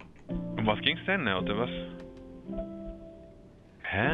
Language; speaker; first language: German; native; German